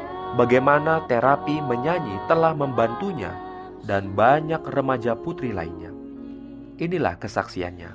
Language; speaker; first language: Indonesian; native; Indonesian